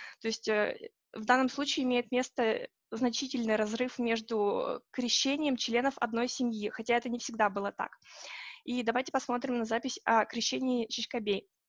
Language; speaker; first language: Russian; native; Russian